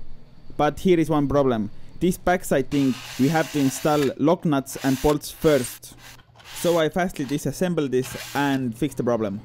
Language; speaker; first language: English; non-native, fluent; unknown